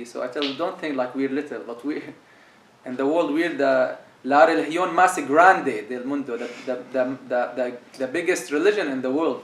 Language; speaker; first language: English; non-native, fluent; Arabic